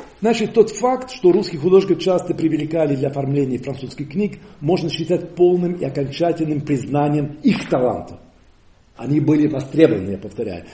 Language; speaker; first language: Russian; non-native, fluent; Occitan